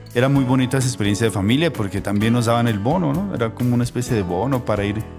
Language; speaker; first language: Spanish; native; Spanish